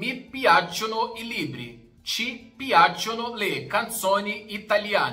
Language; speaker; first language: Italian; non-native, fluent; Portuguese